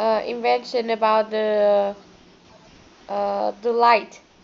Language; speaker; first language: English; non-native, learner; Vietnamese